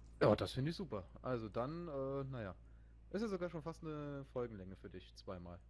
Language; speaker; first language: German; native; German